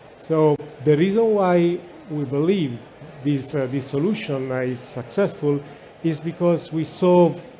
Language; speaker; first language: English; non-native, fluent; Italian